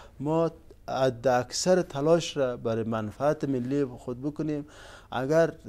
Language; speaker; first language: Persian; non-native, local second language; Uzbek